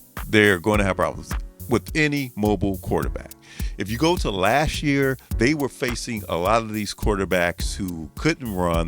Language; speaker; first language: English; native; English